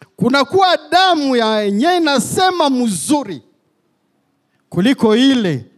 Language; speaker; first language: Swahili; native; Swahili